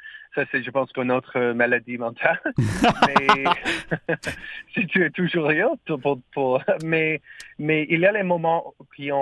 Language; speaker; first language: French; non-native, learner; English